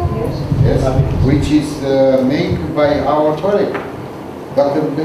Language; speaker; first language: English; non-native, learner; Romanian